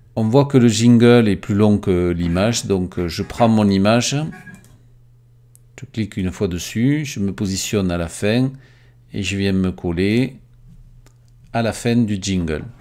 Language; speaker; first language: French; native; French